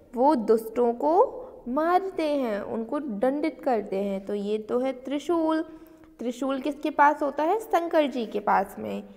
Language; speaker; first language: Hindi; native; Hindi